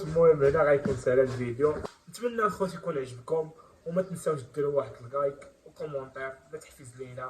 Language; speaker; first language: Arabic; native; Arabic